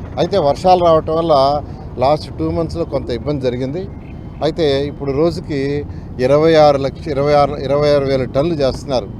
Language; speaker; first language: Telugu; native; Telugu